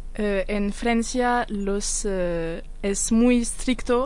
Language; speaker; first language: Spanish; non-native, learner; French